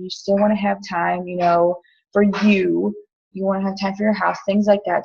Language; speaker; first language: English; native; English